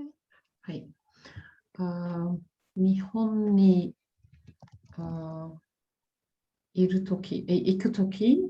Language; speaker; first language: Japanese; non-native, learner; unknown